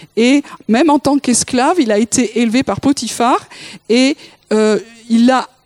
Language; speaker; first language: French; native; French